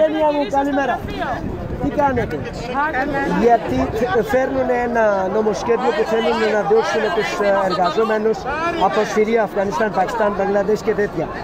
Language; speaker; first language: Greek; non-native, learner; Urdu